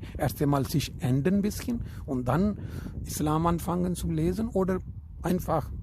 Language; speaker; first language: German; non-native, fluent; Urdu